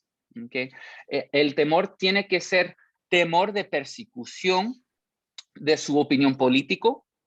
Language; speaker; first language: Spanish; early bilingual, heritage; Spanish